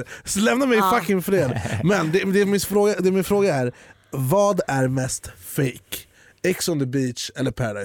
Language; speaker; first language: Swedish; native; Swedish